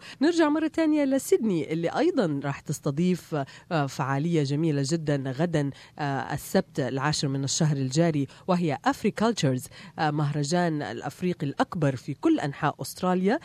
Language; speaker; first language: Arabic; native; Arabic